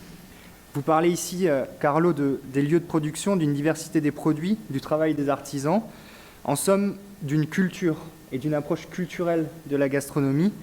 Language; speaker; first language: French; native; French